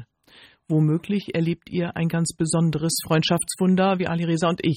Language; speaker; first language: German; native; German